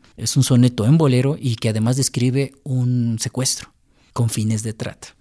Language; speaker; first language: Spanish; native; Spanish